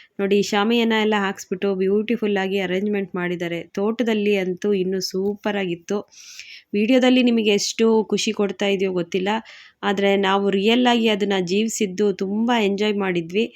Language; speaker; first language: Kannada; non-native, local second language; Lambadi